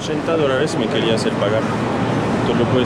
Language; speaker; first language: Spanish; non-native, fluent; French